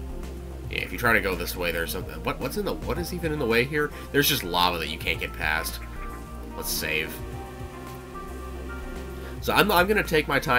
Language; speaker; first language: English; native; English